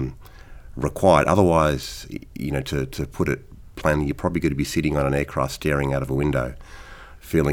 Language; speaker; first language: English; native; English